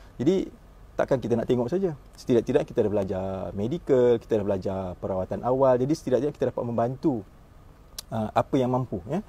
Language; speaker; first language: Malay; native; Malay